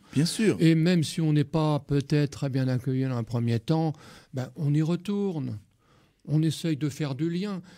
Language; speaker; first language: French; native; French